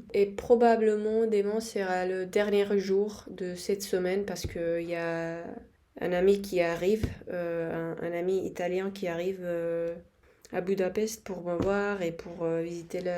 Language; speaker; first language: French; non-native, fluent; Spanish